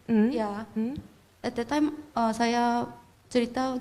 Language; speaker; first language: Indonesian; non-native, fluent; Korean